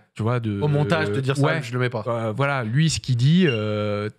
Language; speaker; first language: French; native; French